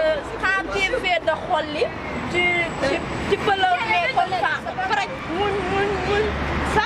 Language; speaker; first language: French; non-native, learner; Wolof